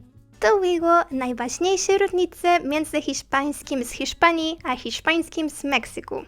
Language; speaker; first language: Polish; non-native, learner; Spanish